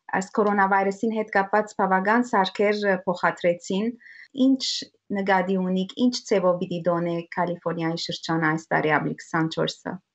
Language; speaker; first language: Armenian; early bilingual, heritage; Armenian